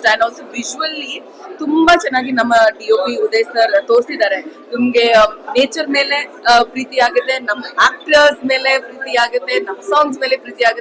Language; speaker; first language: Kannada; non-native, fluent; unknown